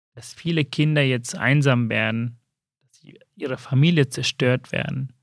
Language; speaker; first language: German; early bilingual, other home language; Sinhala